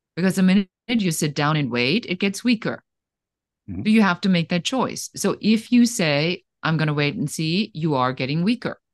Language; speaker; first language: English; non-native, fluent; German